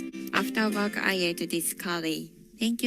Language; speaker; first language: English; non-native, learner; Japanese